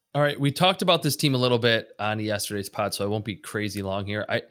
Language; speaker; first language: English; native; English